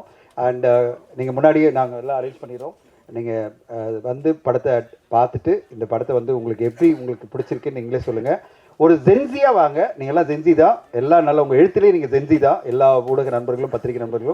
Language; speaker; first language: Tamil; native; Tamil